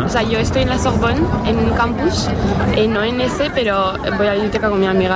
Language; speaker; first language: Spanish; non-native, fluent; French